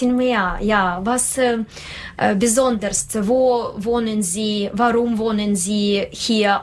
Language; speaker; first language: German; non-native, learner; Russian